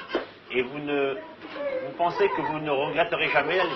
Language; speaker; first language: French; native; French